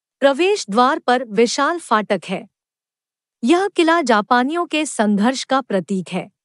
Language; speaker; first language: Hindi; non-native, local second language; Kannada